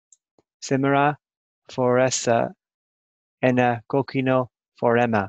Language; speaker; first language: Greek; non-native, learner; English